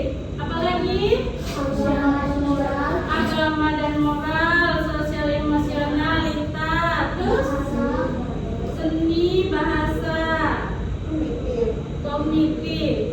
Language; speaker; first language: Indonesian; native; Indonesian